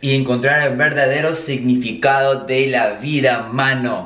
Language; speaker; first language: Spanish; non-native, fluent; English